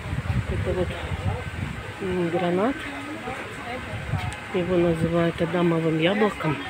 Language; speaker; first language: Russian; native; Russian